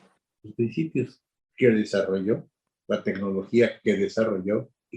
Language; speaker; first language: Spanish; native; Spanish